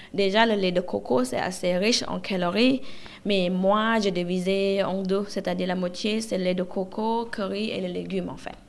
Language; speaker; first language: French; non-native, learner; Thai